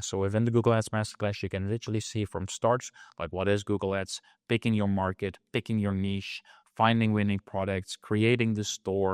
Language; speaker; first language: English; non-native, fluent; Dutch